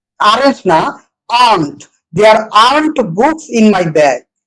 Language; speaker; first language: English; non-native, local second language; Bangla